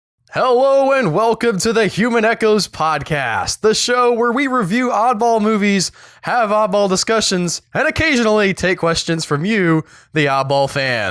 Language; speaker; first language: English; native; English